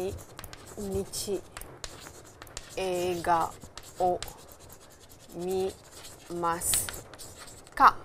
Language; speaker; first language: Japanese; non-native, fluent; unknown